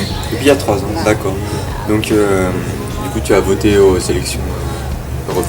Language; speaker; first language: French; native; French